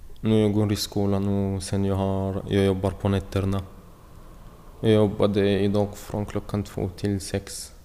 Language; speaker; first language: Swedish; non-native, fluent; Arabic